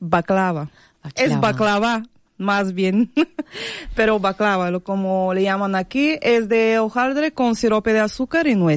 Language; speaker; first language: Spanish; non-native, fluent; Bulgarian